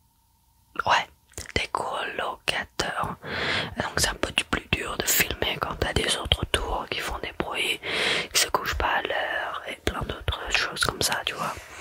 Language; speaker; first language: French; early bilingual, heritage; French